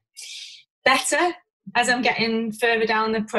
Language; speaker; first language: English; native; English